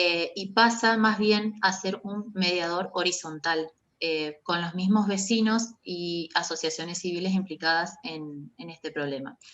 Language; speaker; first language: Spanish; native; Spanish